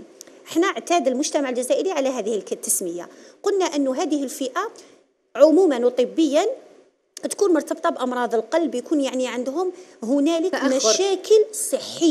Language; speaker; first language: Arabic; native; Arabic